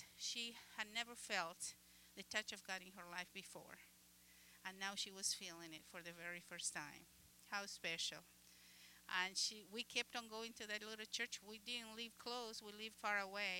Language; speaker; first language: English; non-native, fluent; Spanish